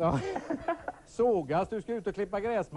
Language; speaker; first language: Swedish; native; Swedish